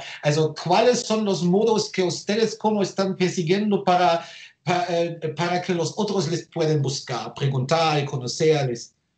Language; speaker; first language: Spanish; non-native, fluent; German